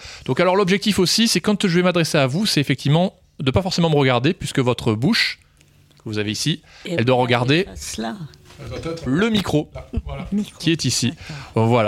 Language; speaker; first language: French; native; French